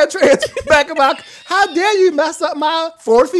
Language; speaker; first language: English; native; English